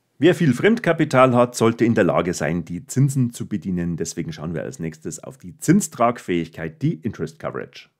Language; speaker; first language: German; native; German